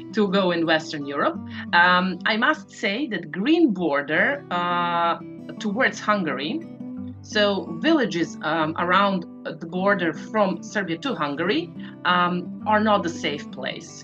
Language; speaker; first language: English; non-native, fluent; Serbian